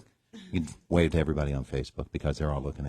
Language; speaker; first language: English; native; English